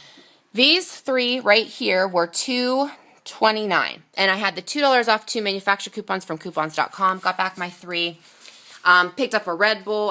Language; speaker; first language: English; native; English